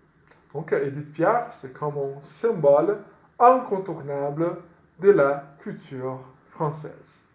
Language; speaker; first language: French; non-native, fluent; Portuguese